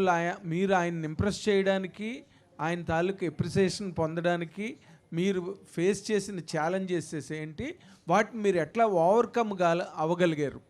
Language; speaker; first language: Telugu; native; Telugu